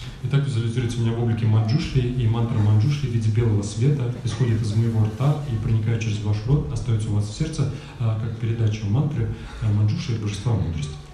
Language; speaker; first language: Russian; native; Russian